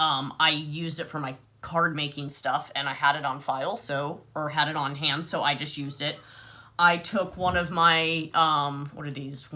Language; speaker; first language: English; native; English